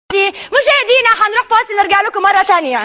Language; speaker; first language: Arabic; native; Arabic